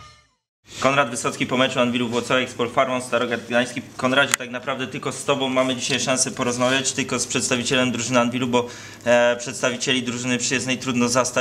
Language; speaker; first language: Polish; native; Polish